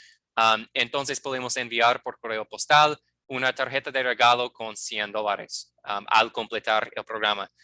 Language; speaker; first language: Spanish; non-native, fluent; English